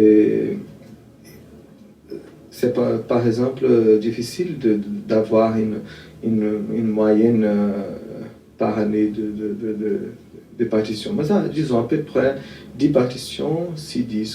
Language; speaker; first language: French; non-native, fluent; Portuguese